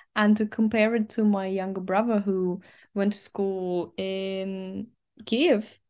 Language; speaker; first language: English; early bilingual, other home language; Ukrainian